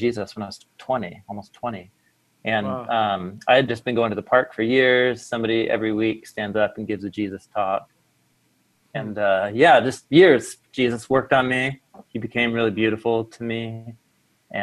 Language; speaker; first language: English; native; English